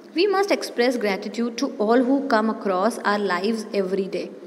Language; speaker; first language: English; non-native, local second language; Hindi